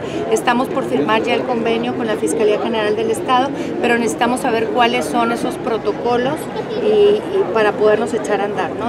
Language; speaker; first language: Spanish; native; Spanish